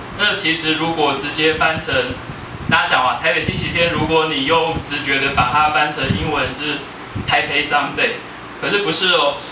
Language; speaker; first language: Chinese; native; Chinese